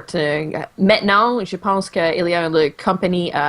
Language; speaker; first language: French; non-native, local second language; English